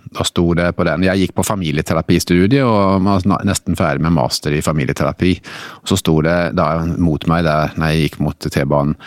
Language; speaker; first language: Norwegian; native; Norwegian